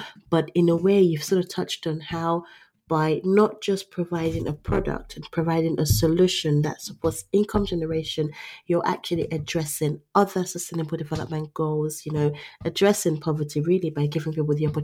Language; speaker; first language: English; non-native, local second language; Yoruba